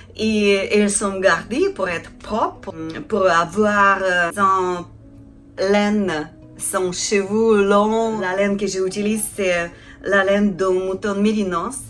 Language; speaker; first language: French; non-native, learner; Ukrainian